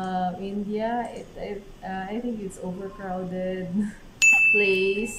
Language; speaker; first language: English; non-native, local second language; Filipino